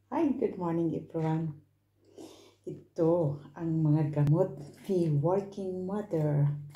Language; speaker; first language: Filipino; non-native, local second language; Cebuano